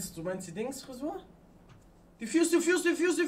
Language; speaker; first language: German; native; German